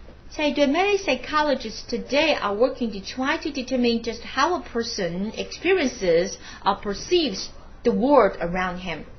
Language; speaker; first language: English; non-native, fluent; Chinese